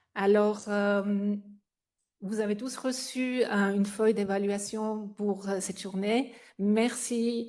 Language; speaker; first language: French; non-native, fluent; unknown